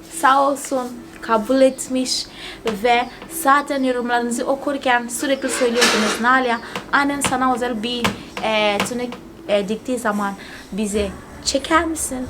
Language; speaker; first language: Turkish; non-native, fluent; Portuguese